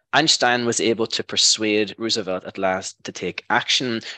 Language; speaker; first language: English; native; English